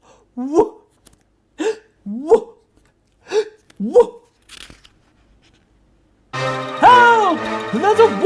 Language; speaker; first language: English; native; English